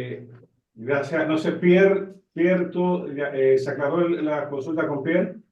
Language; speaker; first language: Spanish; native; Spanish